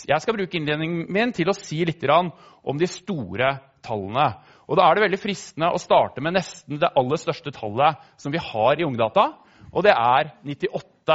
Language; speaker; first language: Norwegian; native; Norwegian